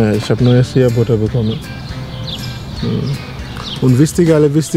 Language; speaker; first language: German; non-native, learner; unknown